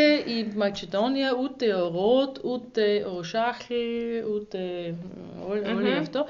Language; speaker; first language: Greek; non-native, learner; German